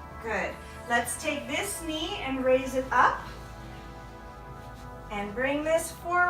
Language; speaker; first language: English; native; English